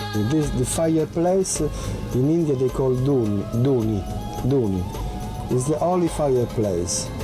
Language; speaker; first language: English; non-native, learner; Italian